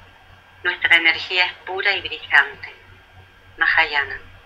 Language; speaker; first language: Spanish; native; Spanish